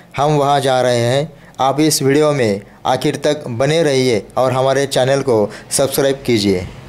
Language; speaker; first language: Hindi; non-native, local second language; Marathi